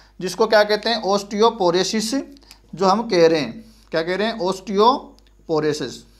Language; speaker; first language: Hindi; native; Hindi